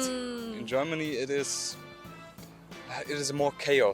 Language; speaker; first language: English; non-native, learner; German